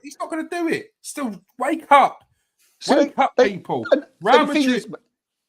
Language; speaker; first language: English; native; English